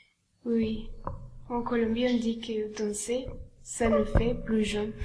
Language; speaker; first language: French; non-native, learner; Spanish